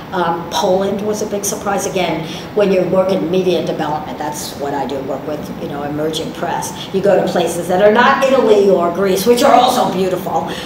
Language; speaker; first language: English; native; English